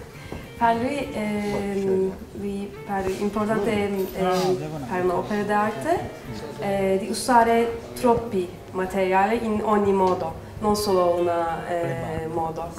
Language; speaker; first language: Italian; non-native, learner; Turkish